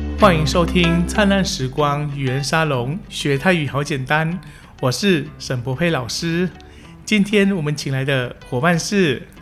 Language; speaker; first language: Chinese; early bilingual, heritage; Chinese